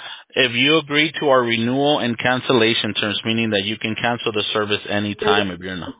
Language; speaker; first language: English; early bilingual, other home language; Spanish